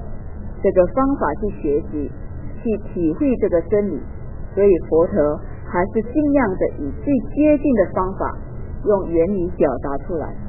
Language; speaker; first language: Chinese; native; Chinese